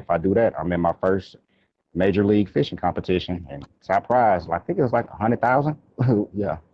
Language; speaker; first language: English; native; English